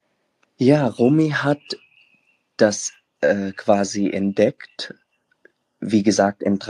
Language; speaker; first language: German; non-native, fluent; Arabic